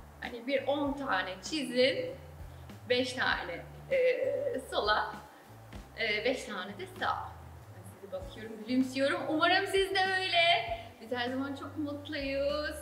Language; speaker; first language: Turkish; non-native, fluent; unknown